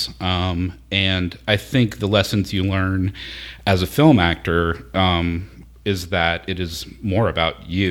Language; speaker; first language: English; native; English